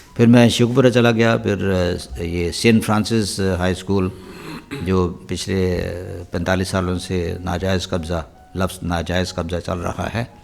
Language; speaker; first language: Urdu; non-native, local second language; Punjabi